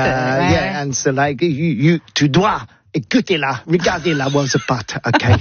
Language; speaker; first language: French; non-native, learner; English